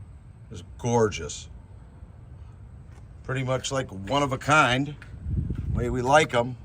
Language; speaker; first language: English; native; English